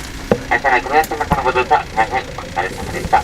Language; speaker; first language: Japanese; native; Japanese